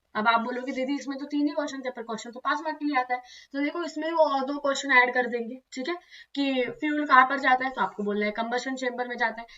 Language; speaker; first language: Hindi; non-native, local second language; Marathi